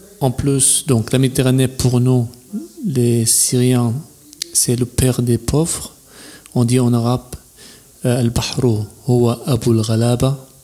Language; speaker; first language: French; non-native, fluent; Arabic